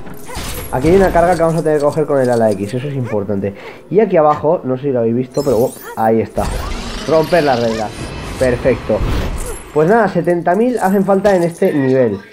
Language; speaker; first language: Spanish; native; Spanish